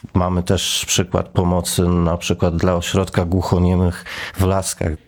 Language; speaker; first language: Polish; native; Polish